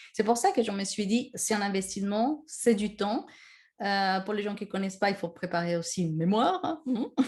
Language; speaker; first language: French; non-native, fluent; Spanish